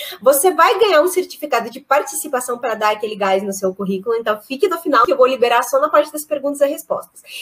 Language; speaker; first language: Portuguese; non-native, fluent; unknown